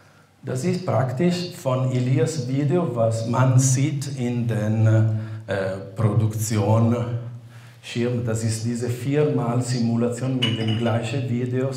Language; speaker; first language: German; non-native, fluent; Italian